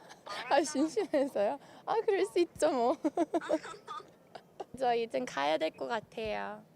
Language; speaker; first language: Korean; non-native, learner; Swedish